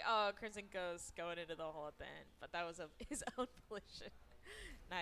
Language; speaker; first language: English; native; English